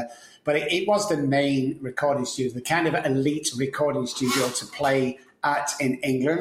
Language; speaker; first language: English; native; English